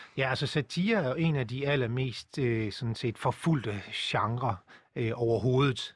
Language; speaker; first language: Danish; native; Danish